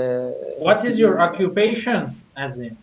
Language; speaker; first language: English; non-native, learner; Persian